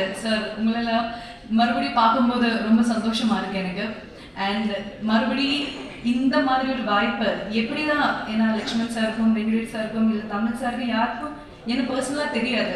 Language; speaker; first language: Tamil; non-native, local second language; Malayalam